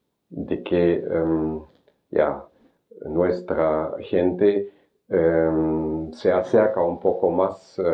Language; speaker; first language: Spanish; non-native, fluent; German